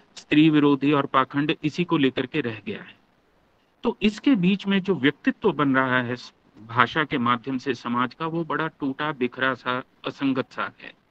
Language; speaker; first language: Hindi; native; Hindi